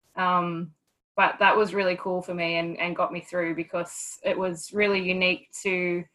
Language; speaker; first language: English; native; English